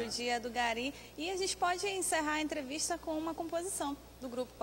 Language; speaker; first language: Portuguese; native; Portuguese